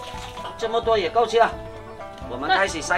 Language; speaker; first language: Chinese; native; Chinese